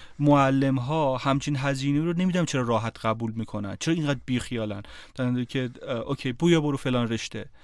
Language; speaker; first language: Persian; native; Persian